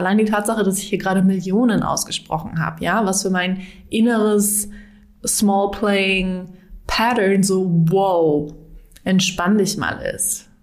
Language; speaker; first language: German; native; German